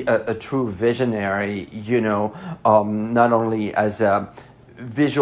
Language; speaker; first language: English; non-native, fluent; French